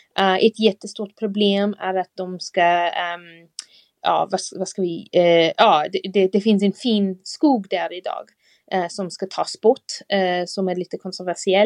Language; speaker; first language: Swedish; non-native, fluent; English